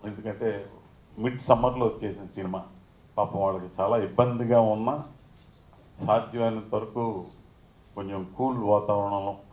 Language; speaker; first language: Telugu; native; Telugu